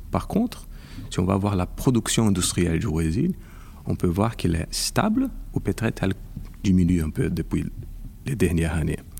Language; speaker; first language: French; non-native, fluent; Portuguese